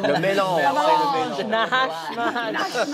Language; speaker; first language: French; non-native, fluent; English